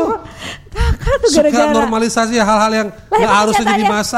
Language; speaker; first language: Indonesian; native; Indonesian